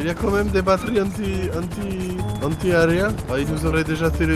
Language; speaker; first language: French; native; French